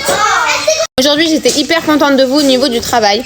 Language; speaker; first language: French; native; French